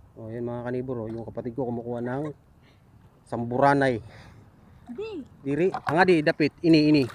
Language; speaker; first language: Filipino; non-native, local second language; Cebuano